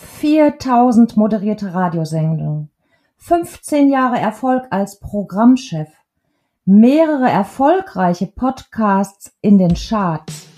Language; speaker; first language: German; native; German